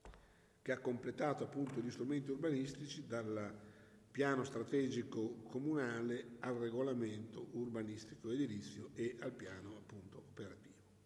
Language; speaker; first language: Italian; native; Italian